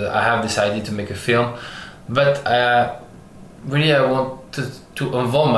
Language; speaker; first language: English; non-native, learner; French